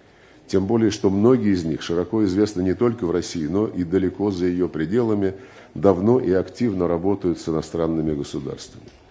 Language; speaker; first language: Russian; native; Russian